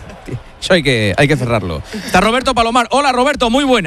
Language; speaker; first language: Spanish; native; Spanish